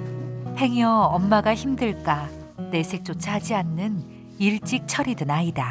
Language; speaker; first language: Korean; native; Korean